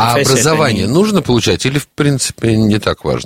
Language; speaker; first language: Russian; native; Russian